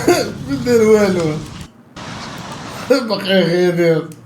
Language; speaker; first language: Arabic; native; Arabic